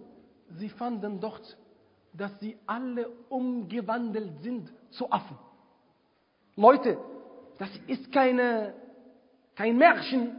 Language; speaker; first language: German; non-native, fluent; Arabic